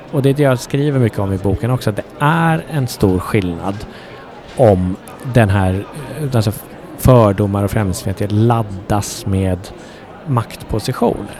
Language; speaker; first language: Swedish; early bilingual, other home language; Persian